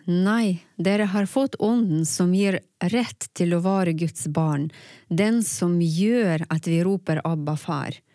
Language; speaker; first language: Norwegian; non-native, fluent; Ukrainian